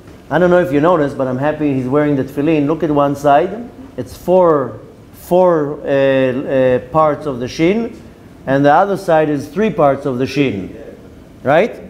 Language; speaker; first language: English; non-native, fluent; Hebrew